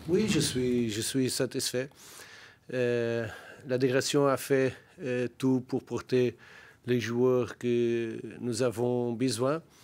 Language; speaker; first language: French; non-native, learner; Portuguese